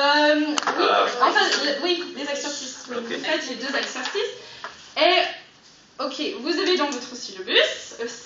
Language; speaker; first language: French; non-native, fluent; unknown